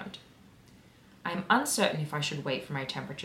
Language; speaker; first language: English; native; English